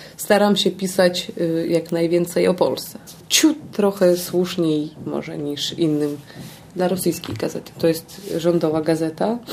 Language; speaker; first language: Polish; non-native, fluent; Russian